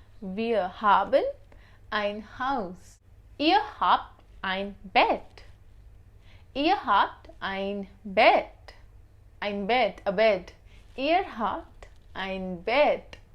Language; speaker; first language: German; non-native, fluent; Hindi